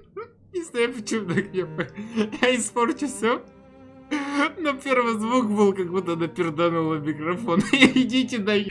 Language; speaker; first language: Russian; native; Russian